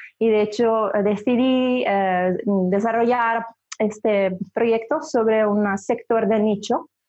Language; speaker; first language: Spanish; non-native, fluent; Italian